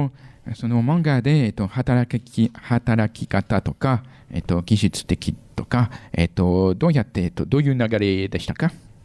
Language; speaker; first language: Japanese; non-native, fluent; French